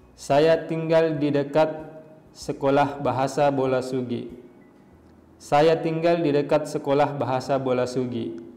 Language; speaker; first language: Indonesian; native; Indonesian